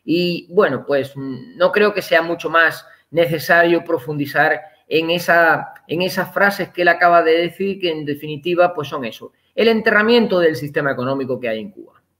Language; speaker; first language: Spanish; native; Spanish